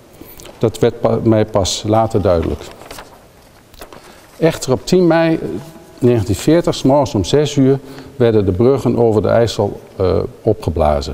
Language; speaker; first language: Dutch; native; Dutch